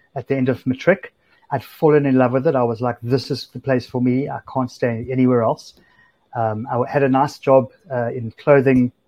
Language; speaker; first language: English; native; English